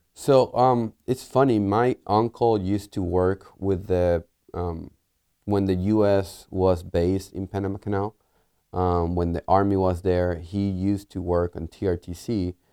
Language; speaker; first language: English; early bilingual, other home language; Spanish